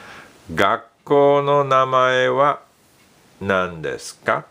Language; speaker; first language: Japanese; non-native, fluent; English